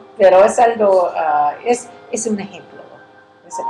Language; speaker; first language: Spanish; early bilingual, heritage; English